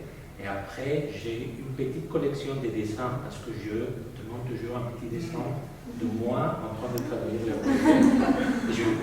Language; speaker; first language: French; non-native, fluent; Spanish